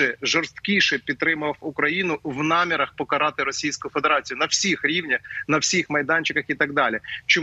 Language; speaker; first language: Ukrainian; native; Ukrainian